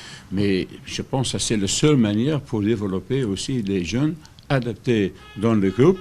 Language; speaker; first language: French; non-native, fluent; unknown